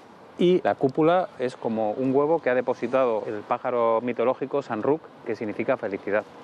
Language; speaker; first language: Spanish; native; Spanish